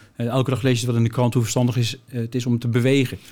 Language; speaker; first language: Dutch; native; Dutch